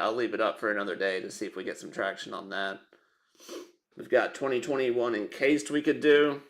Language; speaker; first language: English; native; English